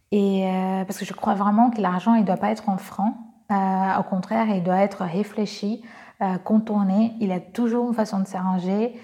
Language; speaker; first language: French; non-native, fluent; Portuguese